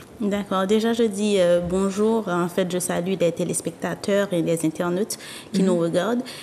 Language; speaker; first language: French; non-native, local second language; Haitian Creole